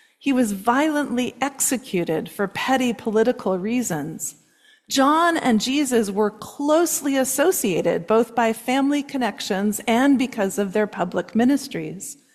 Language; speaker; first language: English; native; English